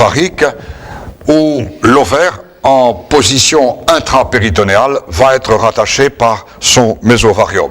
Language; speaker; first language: French; native; French